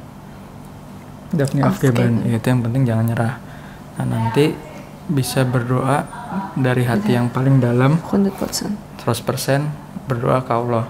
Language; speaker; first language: Indonesian; native; Indonesian